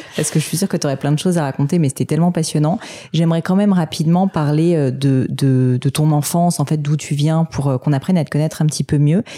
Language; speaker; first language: French; native; French